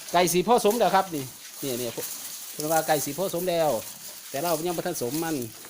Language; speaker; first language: Thai; native; Thai